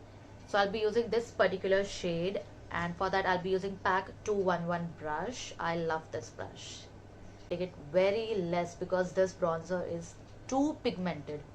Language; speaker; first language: English; non-native, local second language; Hindi